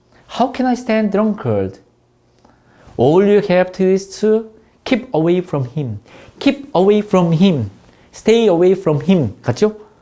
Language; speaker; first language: English; non-native, fluent; Korean